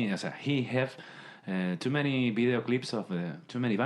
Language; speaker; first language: English; non-native, learner; Spanish